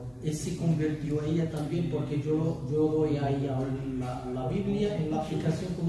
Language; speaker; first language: Spanish; non-native, learner; Arabic